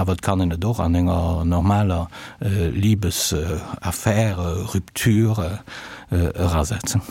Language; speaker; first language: Luxembourgish; early bilingual, other home language; Italian